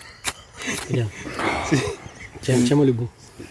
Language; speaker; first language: French; native; French